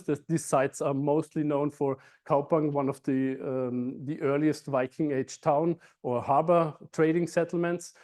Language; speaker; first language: English; non-native, fluent; German